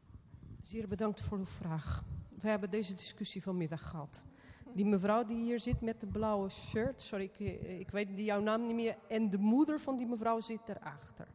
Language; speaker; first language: Dutch; non-native, fluent; Portuguese